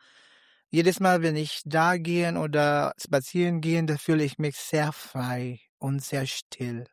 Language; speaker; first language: German; non-native, learner; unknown